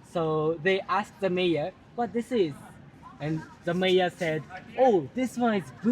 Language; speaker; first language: English; non-native, learner; Japanese